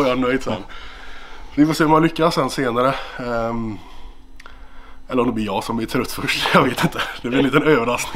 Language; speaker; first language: Swedish; native; Swedish